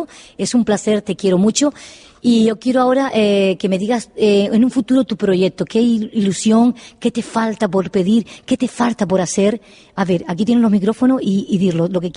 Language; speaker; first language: Spanish; native; Spanish